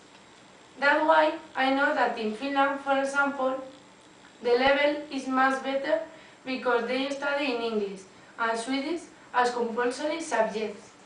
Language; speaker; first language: English; non-native, learner; Spanish